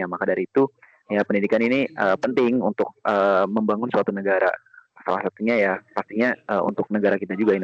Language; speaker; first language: Indonesian; native; Indonesian